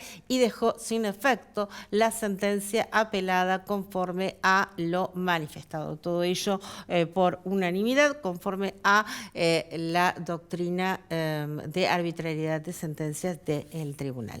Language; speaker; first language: Spanish; native; Spanish